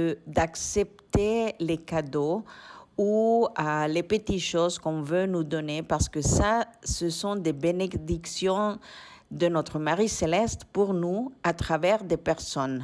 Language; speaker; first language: French; non-native, fluent; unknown